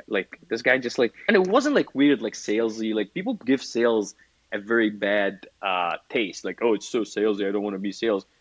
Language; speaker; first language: English; non-native, fluent; Arabic